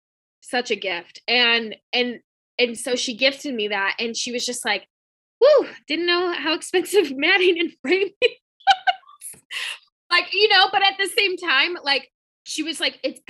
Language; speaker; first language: English; native; English